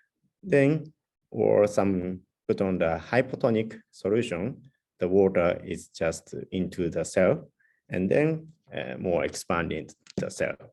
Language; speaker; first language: English; non-native, learner; Japanese